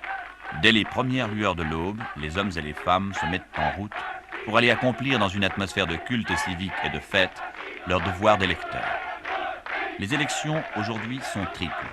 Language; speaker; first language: French; native; French